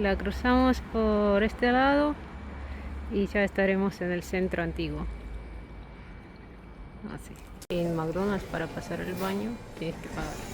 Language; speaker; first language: Spanish; non-native, fluent; Russian